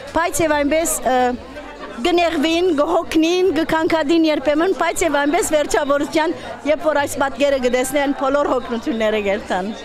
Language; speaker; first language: Armenian; early bilingual, heritage; Armenian